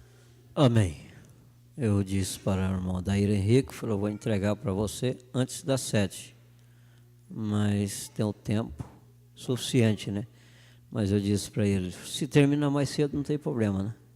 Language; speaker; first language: Portuguese; native; Portuguese